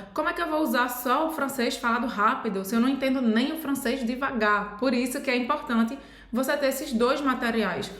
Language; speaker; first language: Portuguese; native; Portuguese